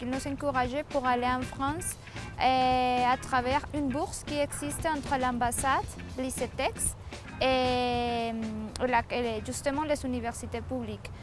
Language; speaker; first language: French; non-native, fluent; Spanish